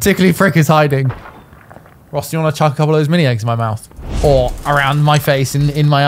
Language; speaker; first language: English; native; English